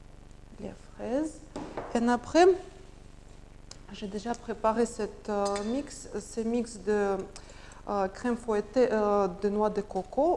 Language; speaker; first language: French; non-native, learner; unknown